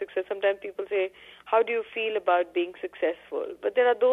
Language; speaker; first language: English; non-native, local second language; Hindi